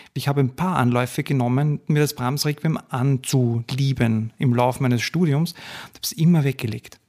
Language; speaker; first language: German; native; German